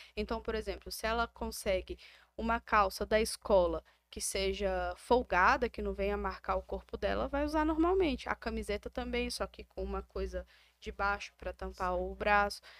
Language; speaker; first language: Portuguese; native; Portuguese